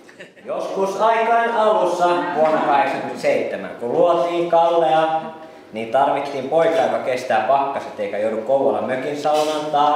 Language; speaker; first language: Finnish; native; Finnish